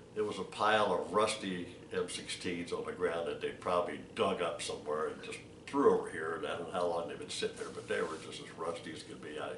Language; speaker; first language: English; native; English